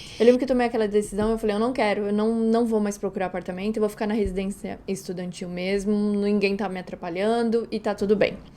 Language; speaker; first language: Portuguese; native; Portuguese